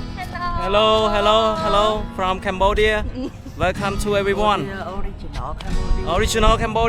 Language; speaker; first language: English; non-native, learner; Khmer